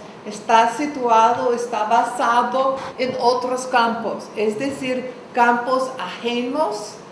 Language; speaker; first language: Spanish; non-native, fluent; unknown